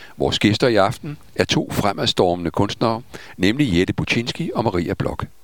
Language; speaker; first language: Danish; native; Danish